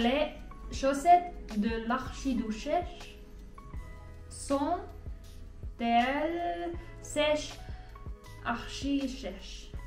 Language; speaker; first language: French; non-native, learner; Finnish